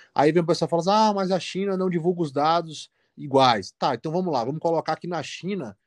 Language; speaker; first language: Portuguese; native; Portuguese